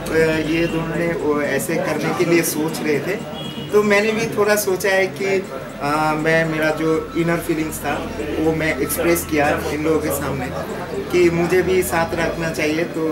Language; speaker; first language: Hindi; non-native, fluent; Bangla